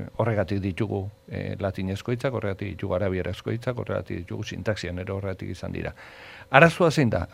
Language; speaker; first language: Basque; native; Basque